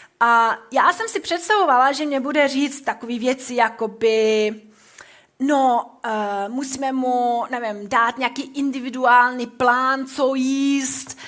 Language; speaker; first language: Czech; non-native, fluent; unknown